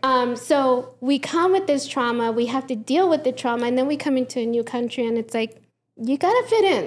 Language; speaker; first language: English; early bilingual, other home language; Spanish